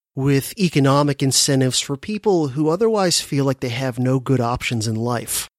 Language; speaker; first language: English; native; English